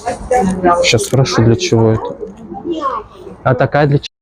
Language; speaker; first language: Russian; native; Russian